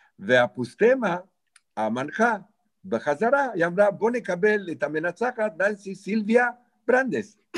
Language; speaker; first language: Hebrew; non-native, fluent; Romanian